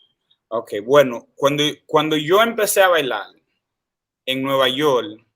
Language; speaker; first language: Spanish; early bilingual, heritage; Spanish